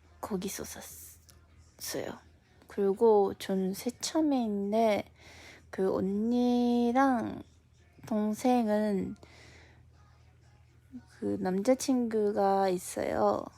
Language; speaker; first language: Korean; non-native, fluent; Japanese